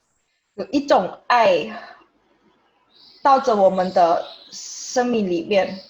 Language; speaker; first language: Chinese; non-native, fluent; Indonesian